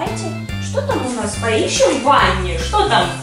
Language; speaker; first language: Russian; native; Russian